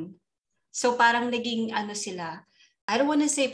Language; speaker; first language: English; non-native, local second language; Filipino